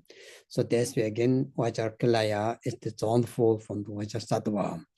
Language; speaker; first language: German; non-native, learner; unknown